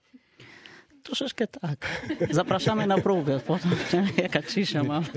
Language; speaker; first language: Polish; non-native, learner; Arabic